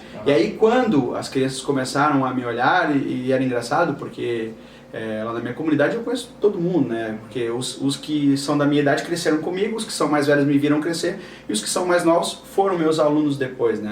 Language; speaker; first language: Portuguese; native; Portuguese